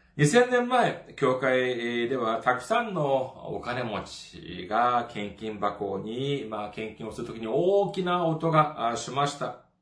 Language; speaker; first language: Japanese; non-native, fluent; Korean